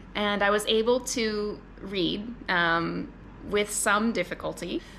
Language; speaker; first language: English; native; English